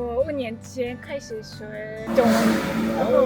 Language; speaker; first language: Chinese; non-native, learner; Japanese